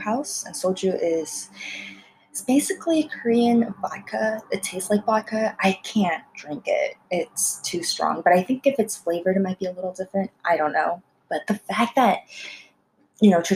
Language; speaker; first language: English; early bilingual, other home language; Korean